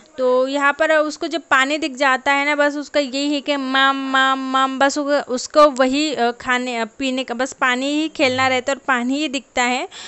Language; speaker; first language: Hindi; non-native, local second language; Marathi